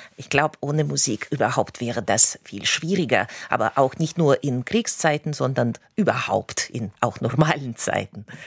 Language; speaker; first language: German; non-native, fluent; Russian